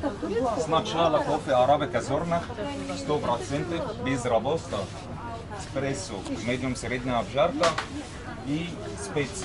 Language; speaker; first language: Russian; non-native, learner; Arabic